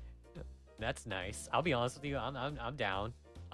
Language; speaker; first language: English; native; English